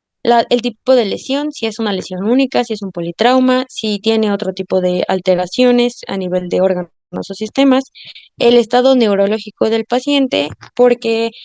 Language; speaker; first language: Spanish; native; Spanish